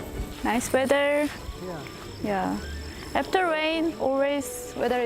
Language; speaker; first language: English; non-native, learner; Korean